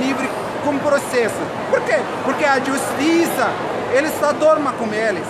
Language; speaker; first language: Portuguese; non-native, learner; Arabic